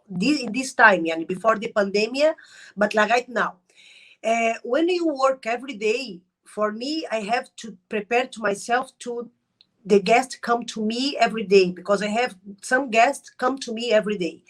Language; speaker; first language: English; non-native, learner; Arabic